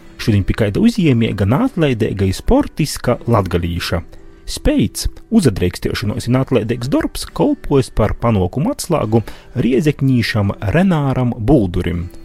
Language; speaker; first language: Latvian; native; Latvian